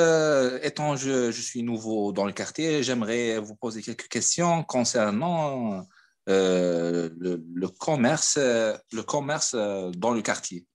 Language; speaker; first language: French; non-native, fluent; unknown